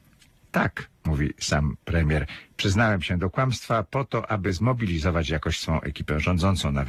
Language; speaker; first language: Polish; native; Polish